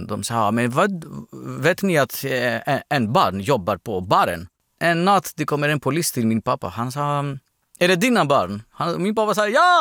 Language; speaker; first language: Swedish; non-native, learner; Greek